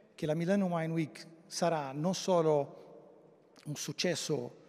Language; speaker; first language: Italian; non-native, fluent; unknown